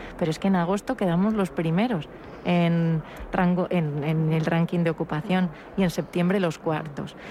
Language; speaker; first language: Spanish; native; Spanish